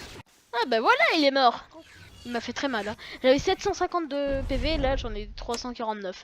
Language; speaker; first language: French; native; French